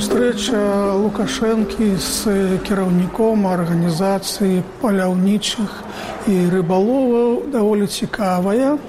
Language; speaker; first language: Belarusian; non-native, local second language; Russian